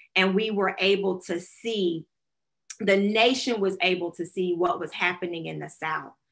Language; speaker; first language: English; native; English